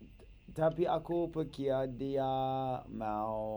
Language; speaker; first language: Indonesian; non-native, learner; English